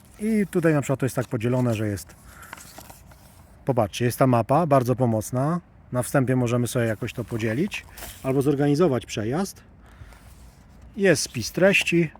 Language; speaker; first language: Polish; native; Polish